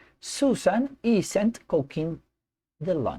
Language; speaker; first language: English; non-native, fluent; Spanish